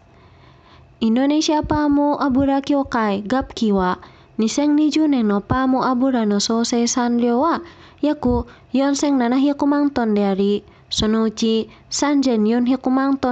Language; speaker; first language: Japanese; non-native, fluent; Indonesian